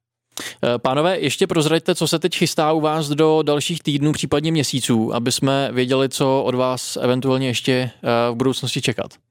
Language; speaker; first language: Czech; native; Czech